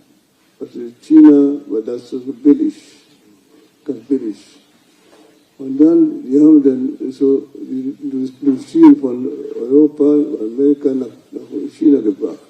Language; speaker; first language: German; non-native, fluent; Luo (Kenya and Tanzania)